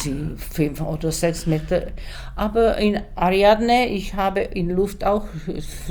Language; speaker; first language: German; non-native, learner; Czech